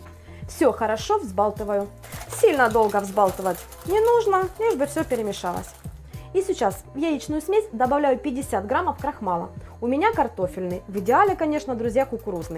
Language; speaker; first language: Russian; native; Russian